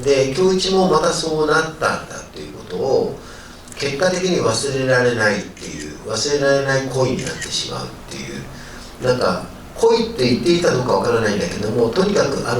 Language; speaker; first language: Japanese; native; Japanese